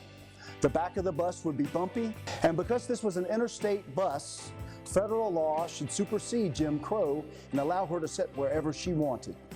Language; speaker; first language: English; native; English